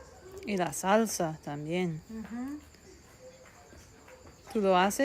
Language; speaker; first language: Spanish; non-native, fluent; English